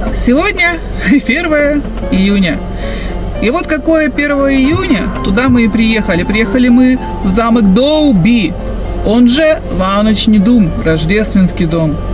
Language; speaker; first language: Russian; native; Russian